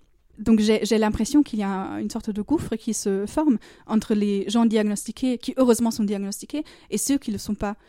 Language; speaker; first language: French; non-native, fluent; German